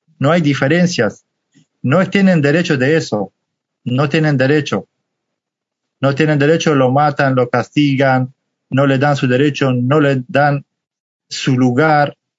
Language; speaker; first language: Spanish; non-native, fluent; Kurdish